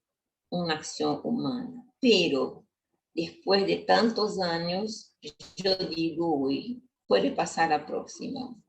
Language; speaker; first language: Spanish; non-native, learner; Portuguese